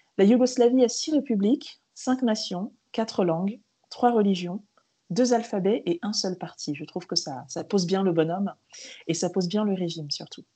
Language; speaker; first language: French; native; French